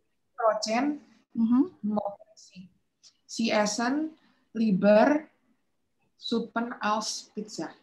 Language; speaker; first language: German; non-native, learner; Indonesian